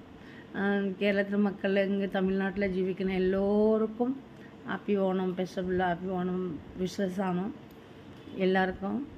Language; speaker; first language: Tamil; non-native, learner; Malayalam